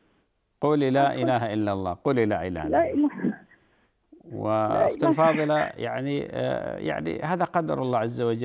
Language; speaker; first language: Arabic; native; Arabic